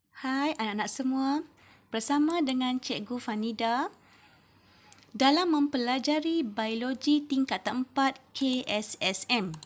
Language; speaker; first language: Malay; native; Malay